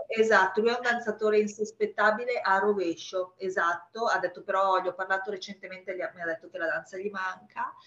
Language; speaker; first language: Italian; native; Italian